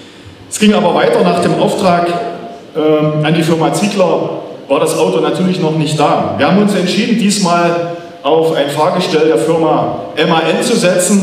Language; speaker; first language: German; native; German